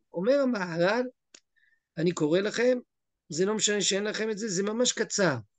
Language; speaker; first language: Hebrew; native; Hebrew